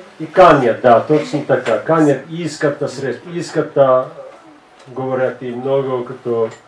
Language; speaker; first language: Bulgarian; non-native, fluent; Finnish